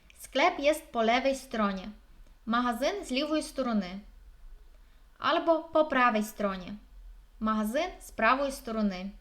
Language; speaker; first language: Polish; non-native, fluent; Ukrainian